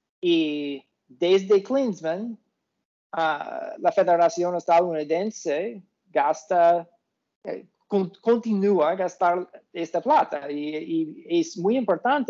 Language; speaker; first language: Spanish; non-native, learner; English